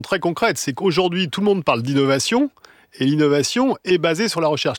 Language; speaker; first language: French; native; French